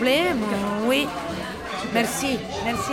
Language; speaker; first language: French; non-native, learner; Romanian